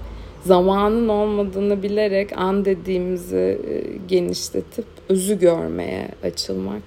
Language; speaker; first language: Turkish; native; Turkish